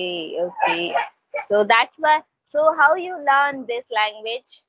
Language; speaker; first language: English; non-native, local second language; Hindi